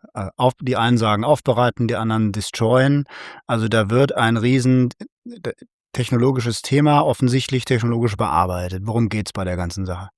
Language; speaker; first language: German; native; German